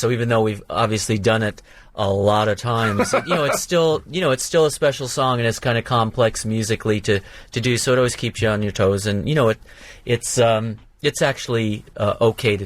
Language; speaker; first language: English; native; English